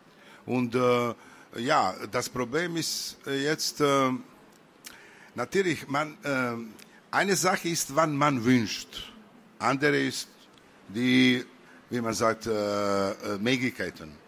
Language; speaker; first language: German; non-native, learner; Serbian